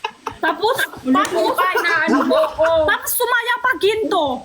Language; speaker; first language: Filipino; non-native, learner; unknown